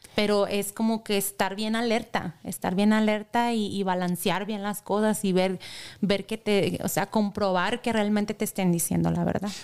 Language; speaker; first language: Spanish; native; Spanish